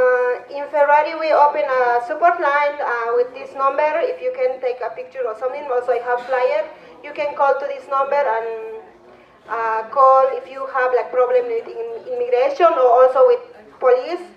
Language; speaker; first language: English; non-native, learner; Spanish